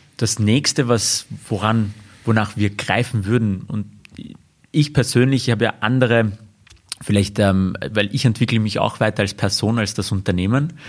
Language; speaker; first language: German; early bilingual, other home language; Armenian